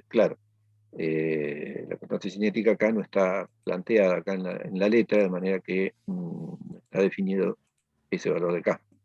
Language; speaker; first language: Spanish; native; Spanish